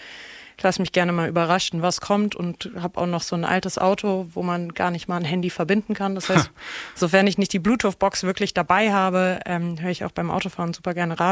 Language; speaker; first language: German; native; German